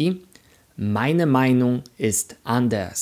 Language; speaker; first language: German; non-native, fluent; Polish